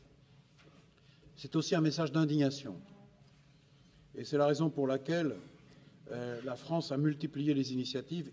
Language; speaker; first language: French; native; French